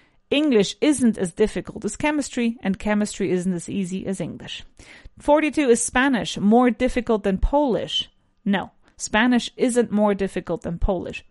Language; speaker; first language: English; non-native, fluent; Spanish